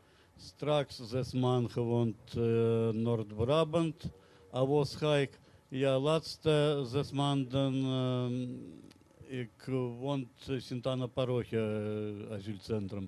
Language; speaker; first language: Dutch; non-native, learner; Russian